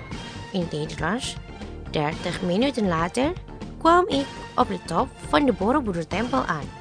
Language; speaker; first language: Dutch; non-native, learner; Indonesian